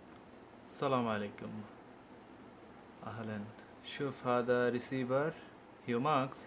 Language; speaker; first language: Arabic; non-native, learner; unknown